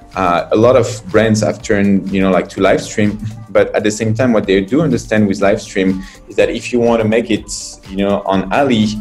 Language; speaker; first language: English; non-native, fluent; French